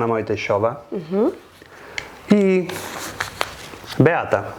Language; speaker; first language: Polish; non-native, fluent; Italian